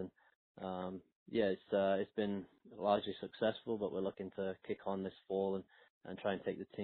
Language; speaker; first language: English; native; English